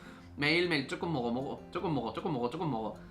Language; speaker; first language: Korean; non-native, fluent; Spanish